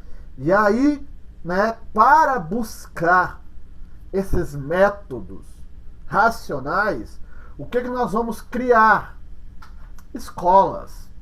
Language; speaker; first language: Portuguese; native; Portuguese